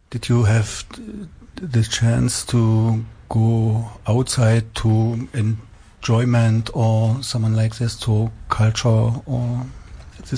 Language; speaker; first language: English; non-native, learner; German